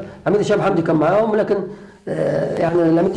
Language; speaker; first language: Arabic; native; Arabic